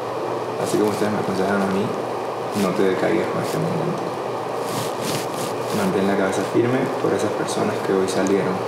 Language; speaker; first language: Spanish; native; Spanish